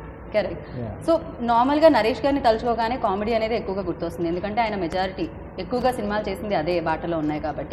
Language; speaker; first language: Telugu; native; Telugu